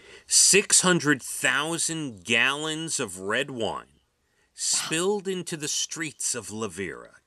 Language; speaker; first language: English; native; English